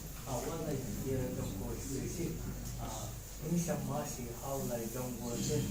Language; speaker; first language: Chinese; non-native, learner; Bangla